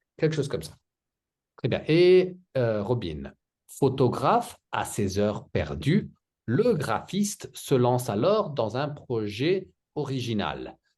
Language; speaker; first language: French; native; French